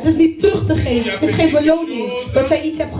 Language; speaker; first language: Dutch; non-native, learner; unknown